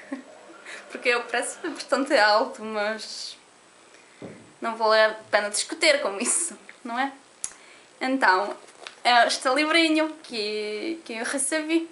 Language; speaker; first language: Portuguese; non-native, learner; Polish